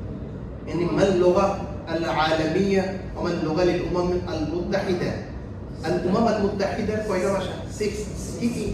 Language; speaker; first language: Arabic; non-native, fluent; Bangla